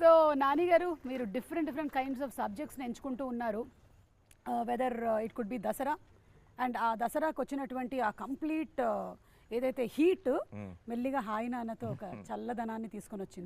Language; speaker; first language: Telugu; native; Telugu